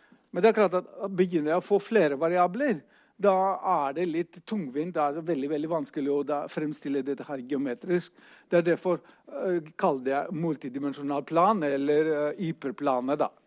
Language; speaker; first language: Norwegian; non-native, fluent; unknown